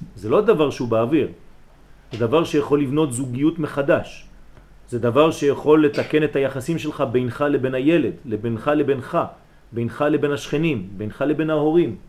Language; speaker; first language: Hebrew; early bilingual, heritage; Hebrew